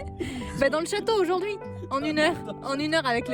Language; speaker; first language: French; native; French